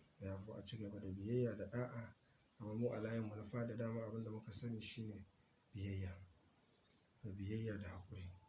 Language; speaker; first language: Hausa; native; Hausa